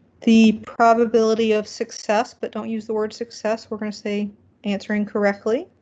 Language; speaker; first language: English; native; English